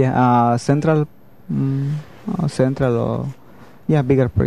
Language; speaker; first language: English; non-native, learner; Spanish